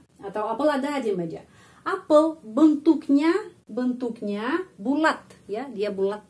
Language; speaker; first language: Indonesian; non-native, fluent; Russian